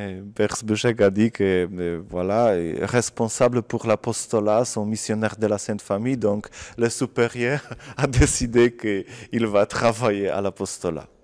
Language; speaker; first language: French; non-native, fluent; Polish